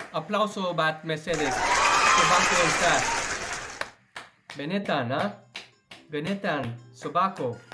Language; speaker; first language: Basque; non-native, learner; English